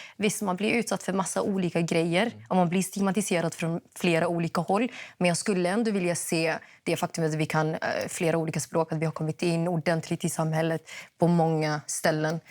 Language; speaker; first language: Swedish; early bilingual, other home language; Somali